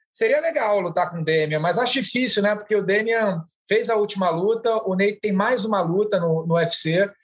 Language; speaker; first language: Portuguese; native; Portuguese